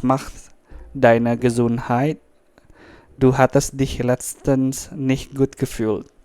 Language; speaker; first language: German; non-native, fluent; Indonesian